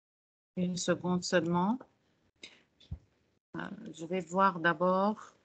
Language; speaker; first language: French; non-native, fluent; Arabic